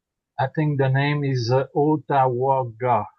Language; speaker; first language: English; non-native, learner; French